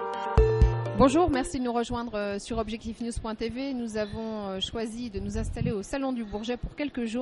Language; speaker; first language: French; native; French